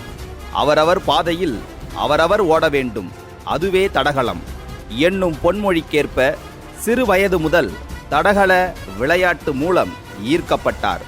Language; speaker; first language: Tamil; native; Tamil